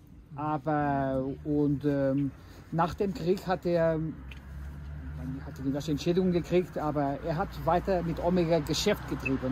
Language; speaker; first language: German; early bilingual, heritage; Portuguese